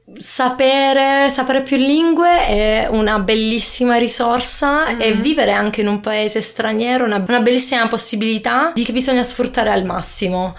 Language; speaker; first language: Italian; native; Italian